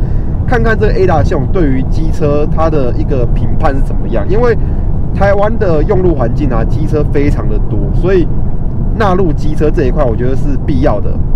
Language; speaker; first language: Chinese; native; Chinese